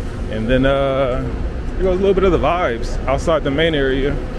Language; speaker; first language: English; native; English